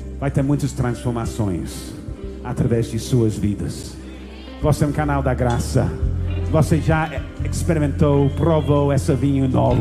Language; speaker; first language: Portuguese; non-native, fluent; English